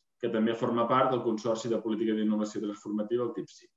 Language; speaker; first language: Catalan; native; Catalan